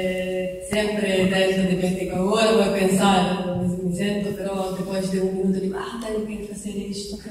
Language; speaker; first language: Portuguese; non-native, learner; Italian